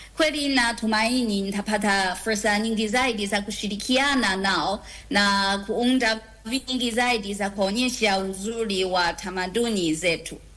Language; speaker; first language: Swahili; non-native, fluent; Chinese